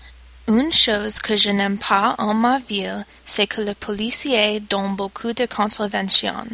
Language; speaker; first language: French; non-native, learner; English